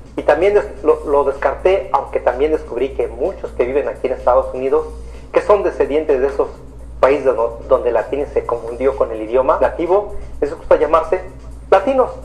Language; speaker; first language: Spanish; native; Spanish